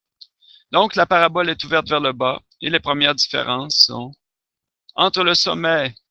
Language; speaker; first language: French; native; French